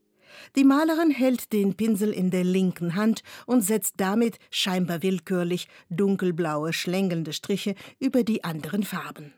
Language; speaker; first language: German; native; German